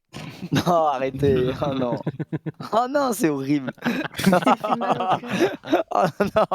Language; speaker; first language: French; native; French